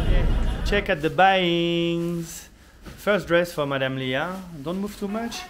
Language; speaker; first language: English; non-native, fluent; French